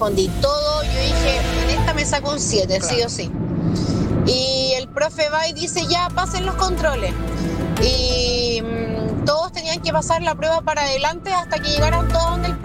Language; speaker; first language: Spanish; native; Spanish